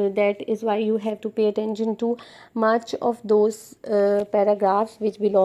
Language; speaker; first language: English; non-native, local second language; Urdu